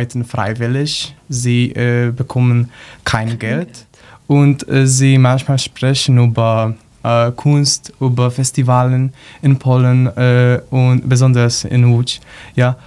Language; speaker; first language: German; non-native, learner; Polish